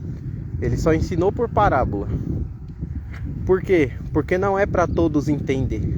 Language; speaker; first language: Portuguese; native; Portuguese